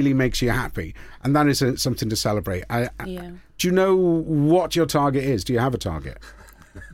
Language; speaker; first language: English; native; English